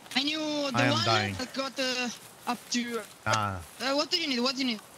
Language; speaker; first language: English; non-native, learner; Italian